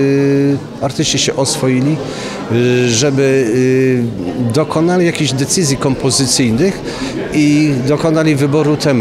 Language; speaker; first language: Polish; native; Polish